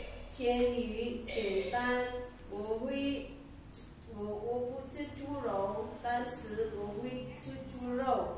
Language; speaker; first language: Chinese; non-native, learner; Indonesian